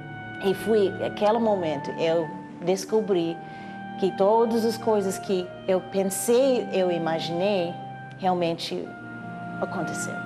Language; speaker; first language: Portuguese; non-native, learner; English